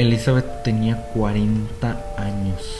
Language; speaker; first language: Spanish; native; Spanish